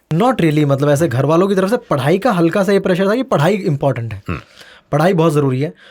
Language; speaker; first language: Hindi; native; Hindi